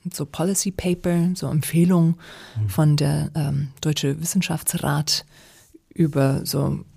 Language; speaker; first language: German; non-native, fluent; English